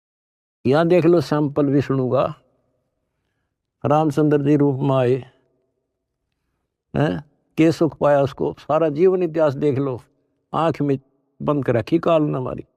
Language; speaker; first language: Hindi; native; Hindi